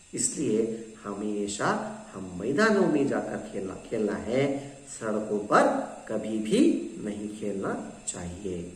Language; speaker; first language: Hindi; non-native, local second language; Kannada